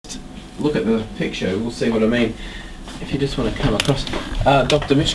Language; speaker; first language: English; native; English